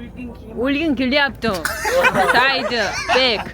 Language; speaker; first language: Korean; non-native, learner; Mongolian